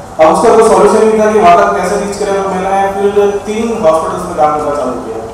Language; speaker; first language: Hindi; native; Hindi